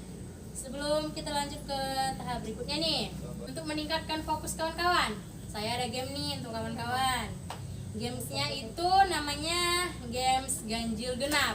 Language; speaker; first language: Indonesian; native; Indonesian